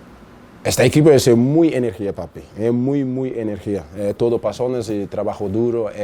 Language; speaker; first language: Spanish; non-native, learner; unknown